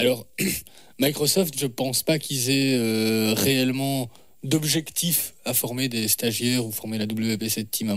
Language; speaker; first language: French; native; French